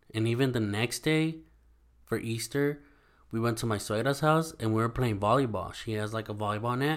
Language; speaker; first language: English; early bilingual, other home language; Spanish